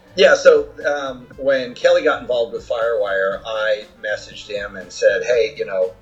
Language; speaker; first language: English; native; English